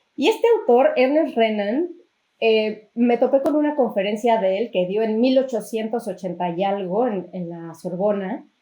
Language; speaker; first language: Spanish; native; Spanish